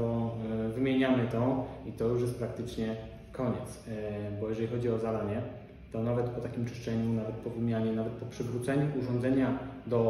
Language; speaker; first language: Polish; native; Polish